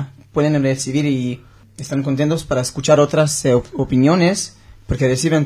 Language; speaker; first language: Spanish; non-native, learner; Hebrew